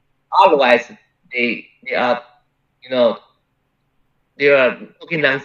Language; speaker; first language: English; non-native, fluent; Chinese